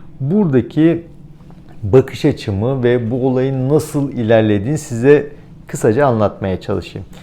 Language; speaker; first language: Turkish; native; Turkish